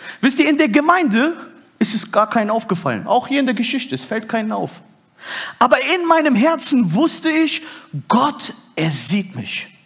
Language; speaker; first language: German; early bilingual, other home language; Turkish